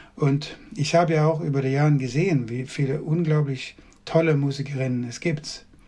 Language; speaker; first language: German; non-native, fluent; Swedish